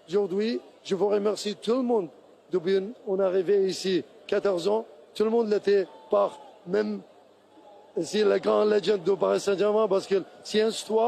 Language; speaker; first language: French; non-native, learner; Arabic